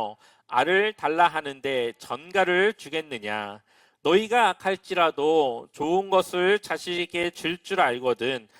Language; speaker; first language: Korean; native; Korean